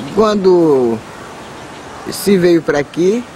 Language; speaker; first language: Portuguese; native; Portuguese